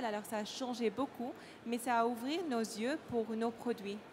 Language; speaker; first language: French; non-native, learner; Arabic